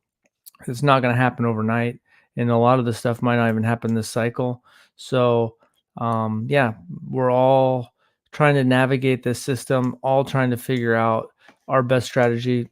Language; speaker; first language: English; native; English